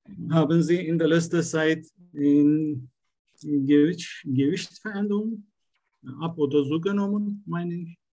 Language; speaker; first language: German; non-native, learner; Turkish